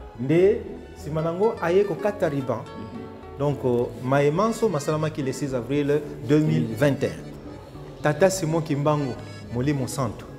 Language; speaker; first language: Lingala; non-native, local second language; Kongo